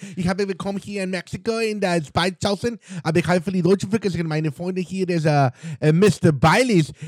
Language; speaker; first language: German; non-native, learner; Spanish